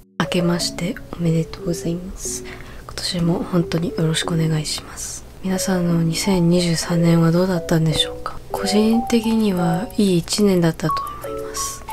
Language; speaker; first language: Japanese; early bilingual, other home language; English